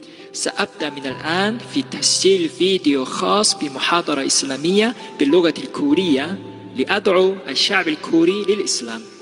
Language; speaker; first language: Arabic; non-native, fluent; Korean